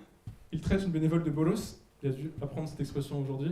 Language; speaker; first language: French; native; French